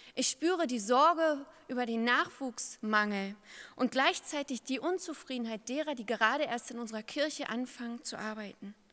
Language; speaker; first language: German; native; German